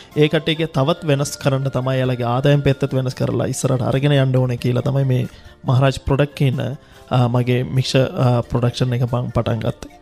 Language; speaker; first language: Sinhala; non-native, local second language; Tamil